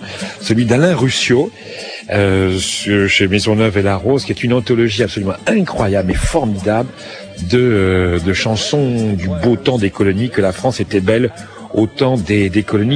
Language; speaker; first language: French; native; French